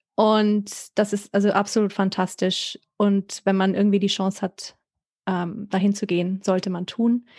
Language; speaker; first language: German; native; German